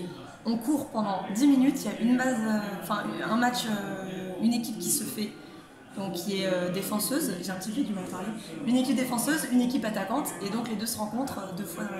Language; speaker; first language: French; native; French